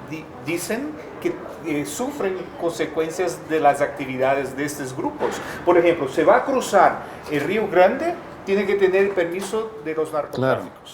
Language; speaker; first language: Spanish; non-native, fluent; Portuguese